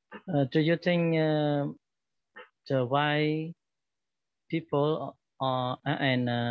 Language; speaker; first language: English; non-native, learner; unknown